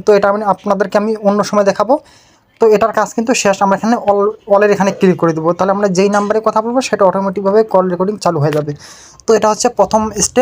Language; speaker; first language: Bangla; native; Bangla